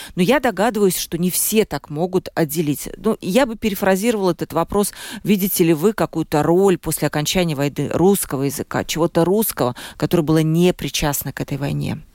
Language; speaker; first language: Russian; native; Russian